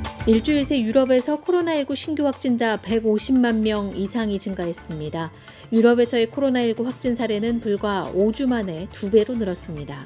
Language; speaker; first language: Korean; native; Korean